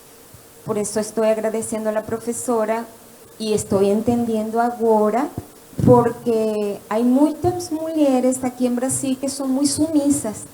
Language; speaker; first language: Portuguese; non-native, learner; Spanish